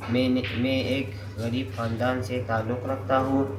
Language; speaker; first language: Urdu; non-native, local second language; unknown